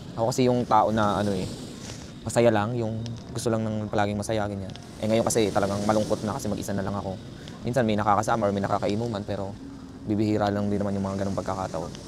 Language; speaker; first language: Filipino; native; Filipino